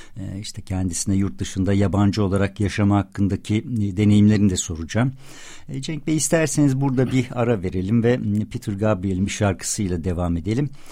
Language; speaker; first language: Turkish; native; Turkish